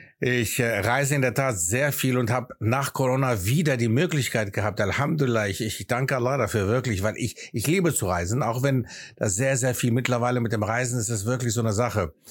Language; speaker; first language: German; early bilingual, other home language; Greek